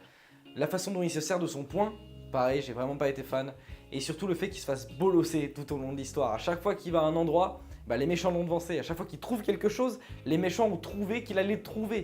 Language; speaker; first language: French; native; French